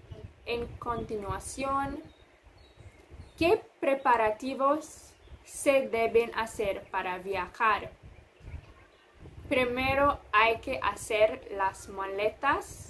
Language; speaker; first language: Spanish; non-native, fluent; English